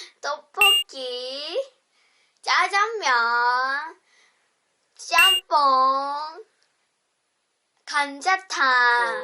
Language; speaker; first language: Korean; non-native, learner; Japanese